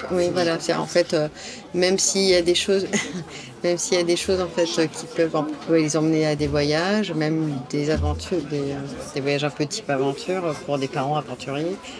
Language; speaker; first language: French; native; French